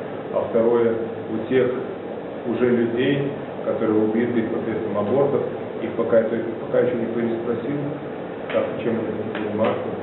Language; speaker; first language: Russian; native; Russian